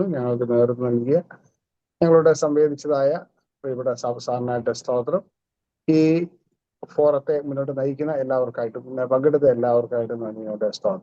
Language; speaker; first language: Malayalam; native; Malayalam